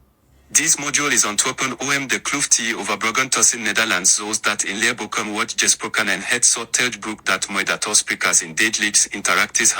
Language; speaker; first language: Dutch; non-native, learner; English